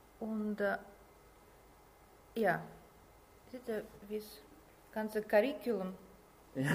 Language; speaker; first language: German; non-native, learner; Russian